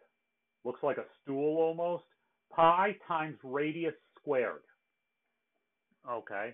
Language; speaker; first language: English; native; English